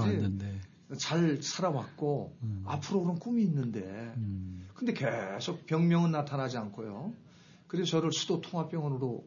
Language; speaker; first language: Korean; native; Korean